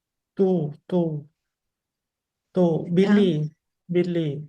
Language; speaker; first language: Hindi; non-native, learner; Thai